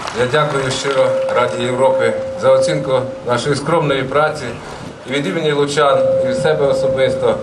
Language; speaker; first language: Ukrainian; native; Ukrainian